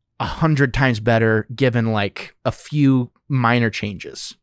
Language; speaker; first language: English; native; English